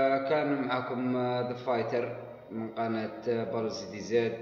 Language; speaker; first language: Arabic; native; Arabic